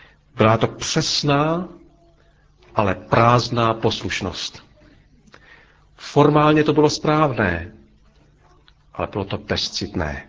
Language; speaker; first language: Czech; native; Czech